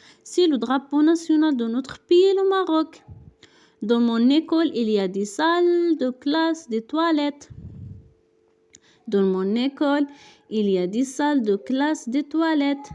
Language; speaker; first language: French; non-native, local second language; Arabic